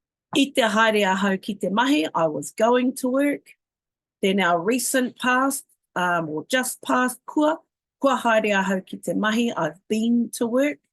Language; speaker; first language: Māori; non-native, local second language; English